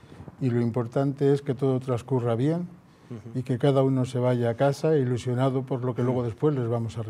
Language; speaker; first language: Spanish; native; Spanish